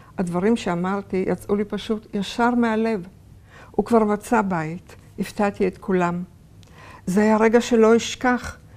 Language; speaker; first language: Hebrew; early bilingual, other home language; Polish